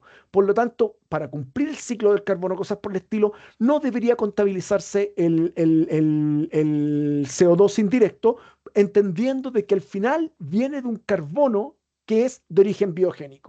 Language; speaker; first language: Spanish; native; Spanish